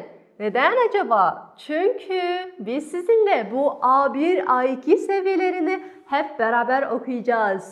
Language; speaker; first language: Turkish; non-native, fluent; Kazakh